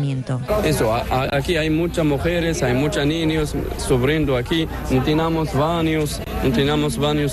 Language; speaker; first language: Spanish; non-native, learner; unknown